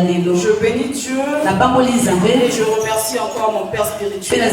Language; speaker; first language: French; non-native, local second language; Lingala